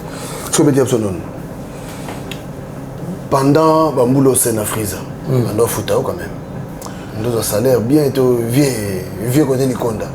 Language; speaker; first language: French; non-native, local second language; Lingala